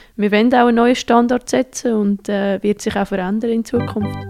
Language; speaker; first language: German; native; German